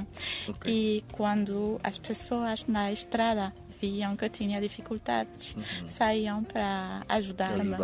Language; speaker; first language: Portuguese; non-native, fluent; French